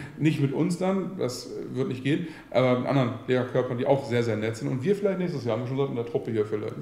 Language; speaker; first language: German; native; German